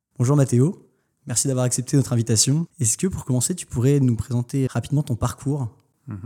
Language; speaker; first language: French; native; French